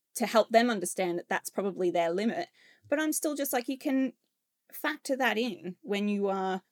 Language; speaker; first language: English; native; English